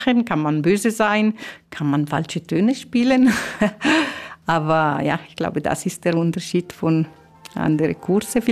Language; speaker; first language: German; non-native, fluent; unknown